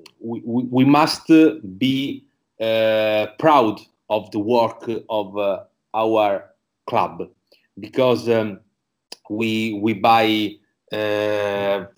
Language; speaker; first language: English; non-native, learner; Italian